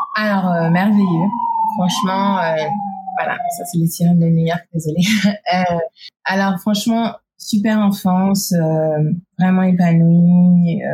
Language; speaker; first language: French; native; French